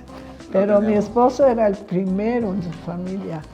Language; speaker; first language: Spanish; early bilingual, other home language; English